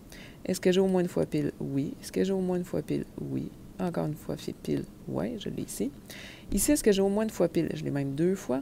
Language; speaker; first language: French; native; French